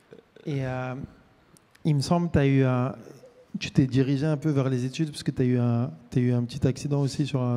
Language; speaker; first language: French; native; French